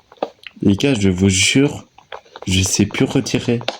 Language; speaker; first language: French; native; French